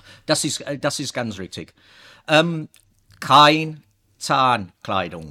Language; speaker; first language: German; non-native, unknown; English